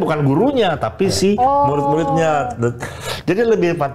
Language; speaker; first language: Indonesian; native; Indonesian